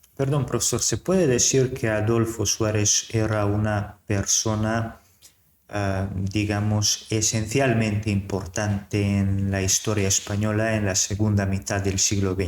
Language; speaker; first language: Spanish; non-native, fluent; Serbian